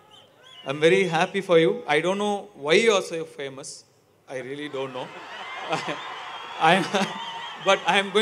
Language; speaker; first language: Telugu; non-native, learner; Tamil